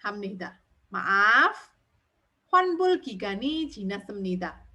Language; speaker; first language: Korean; non-native, fluent; Indonesian